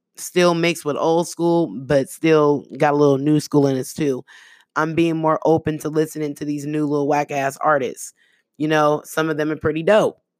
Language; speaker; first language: English; early bilingual, other home language; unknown